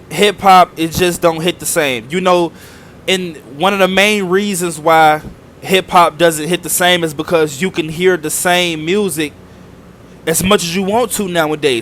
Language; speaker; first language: English; native; English